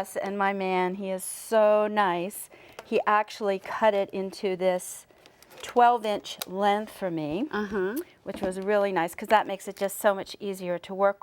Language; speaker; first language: English; native; English